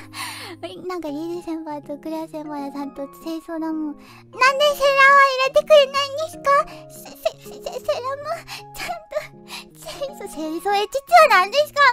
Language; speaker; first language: Japanese; non-native, fluent; Korean